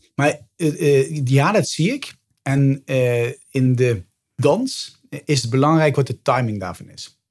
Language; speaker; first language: Dutch; native; Dutch